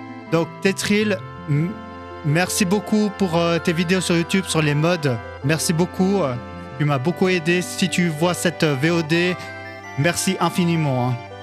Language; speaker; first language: French; native; French